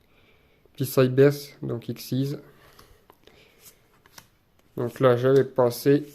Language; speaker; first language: French; native; French